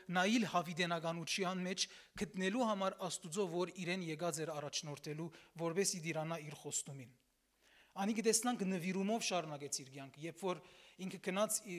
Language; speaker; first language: Armenian; early bilingual, heritage; Armenian